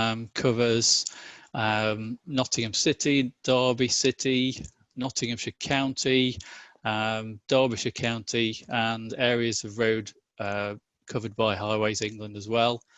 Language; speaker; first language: English; native; English